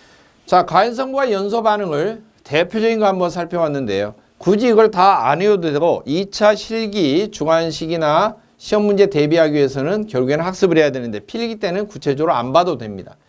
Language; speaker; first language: Korean; native; Korean